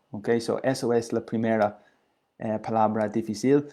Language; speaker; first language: Spanish; non-native, learner; English